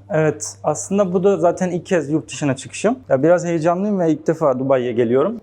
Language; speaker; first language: Turkish; native; Turkish